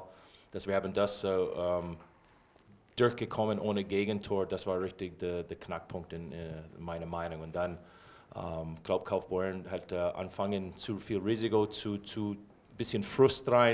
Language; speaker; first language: German; non-native, fluent; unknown